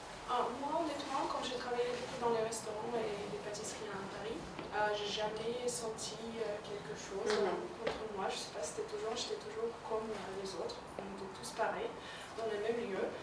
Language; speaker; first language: French; non-native, fluent; Russian